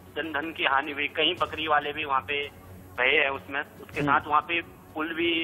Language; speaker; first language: Hindi; native; Hindi